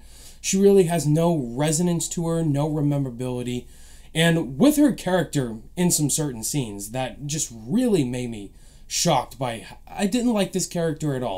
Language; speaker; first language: English; native; English